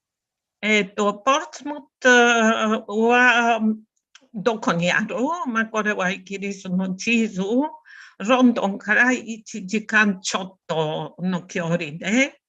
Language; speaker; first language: Japanese; non-native, learner; Bulgarian